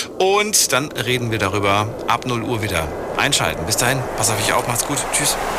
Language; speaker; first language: German; native; German